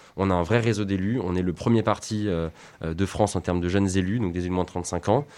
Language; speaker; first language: French; native; French